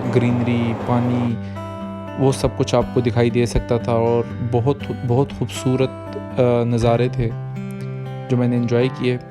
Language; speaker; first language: Urdu; non-native, local second language; Punjabi